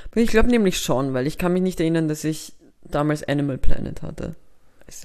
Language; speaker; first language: German; native; German